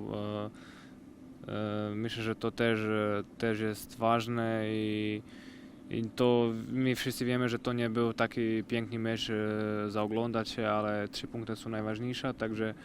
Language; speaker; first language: Polish; non-native, learner; Croatian